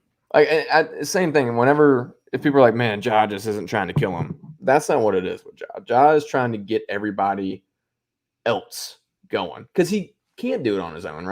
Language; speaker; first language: English; native; English